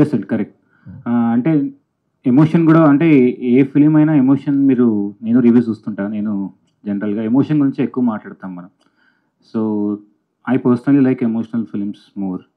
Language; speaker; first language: Telugu; native; Telugu